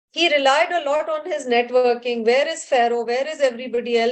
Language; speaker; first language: English; non-native, local second language; Urdu